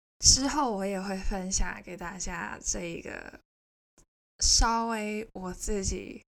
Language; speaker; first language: Chinese; non-native, local second language; Cantonese